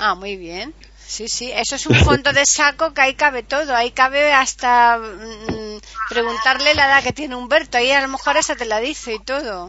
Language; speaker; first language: Spanish; native; Spanish